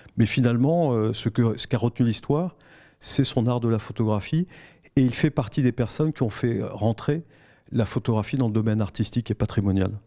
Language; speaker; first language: French; native; French